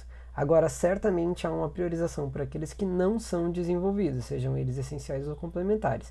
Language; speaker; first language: Portuguese; native; Portuguese